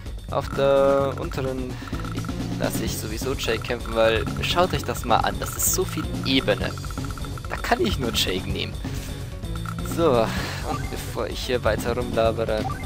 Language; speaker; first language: German; native; German